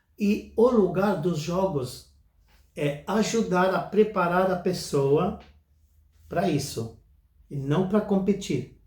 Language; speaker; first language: Portuguese; non-native, fluent; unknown